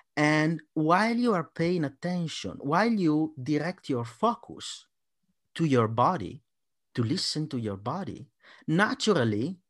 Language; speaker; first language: English; non-native, fluent; Italian